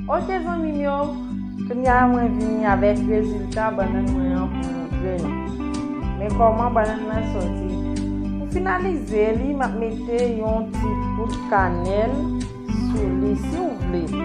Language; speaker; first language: French; non-native, learner; Haitian Creole